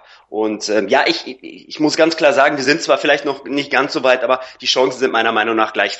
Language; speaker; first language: German; native; German